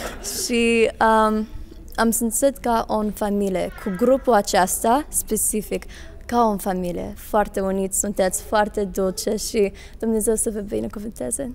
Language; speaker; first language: Romanian; non-native, learner; English